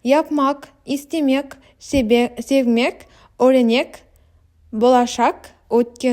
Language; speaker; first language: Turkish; non-native, learner; Kazakh